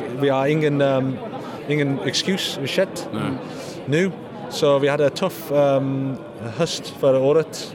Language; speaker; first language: Swedish; non-native, learner; English